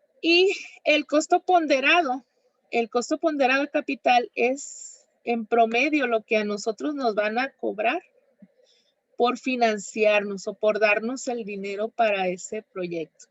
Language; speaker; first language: Spanish; native; Spanish